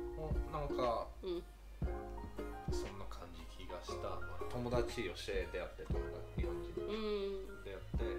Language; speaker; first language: Japanese; non-native, learner; English